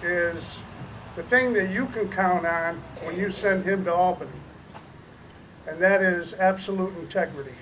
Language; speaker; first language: English; native; English